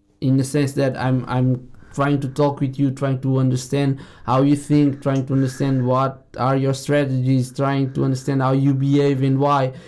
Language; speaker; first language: English; non-native, fluent; Portuguese